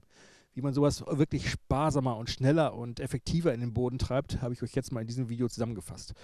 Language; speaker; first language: German; native; German